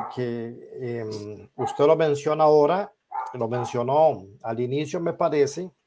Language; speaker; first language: Spanish; native; Spanish